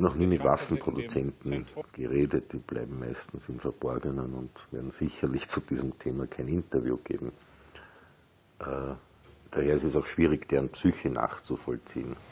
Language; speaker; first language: German; native; German